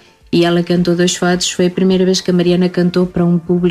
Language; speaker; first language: Portuguese; native; Portuguese